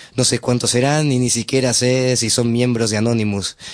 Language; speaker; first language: Spanish; non-native, local second language; Catalan